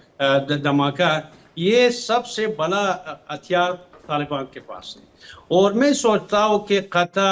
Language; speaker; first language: Hindi; non-native, fluent; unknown